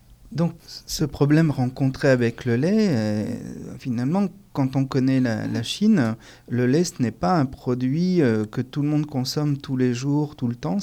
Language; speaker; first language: French; native; French